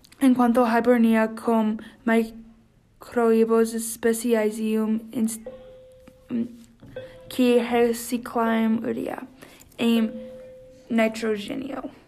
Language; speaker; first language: Portuguese; non-native, learner; English